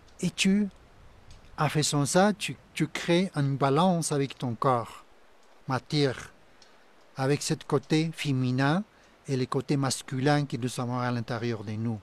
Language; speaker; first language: French; non-native, fluent; Spanish